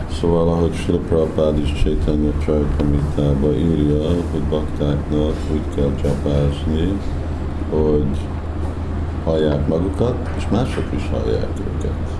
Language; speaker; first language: Hungarian; early bilingual, heritage; Hungarian